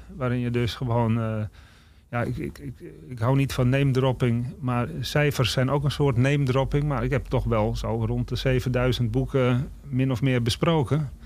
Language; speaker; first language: Dutch; native; Dutch